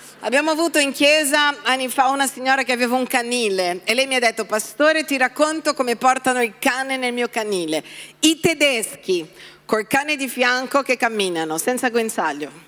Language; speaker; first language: Italian; non-native, fluent; Portuguese